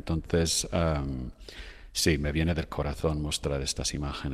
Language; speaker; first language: Spanish; non-native, fluent; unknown